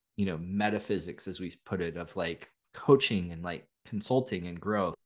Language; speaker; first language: English; native; English